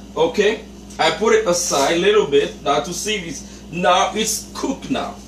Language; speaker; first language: English; non-native, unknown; Haitian Creole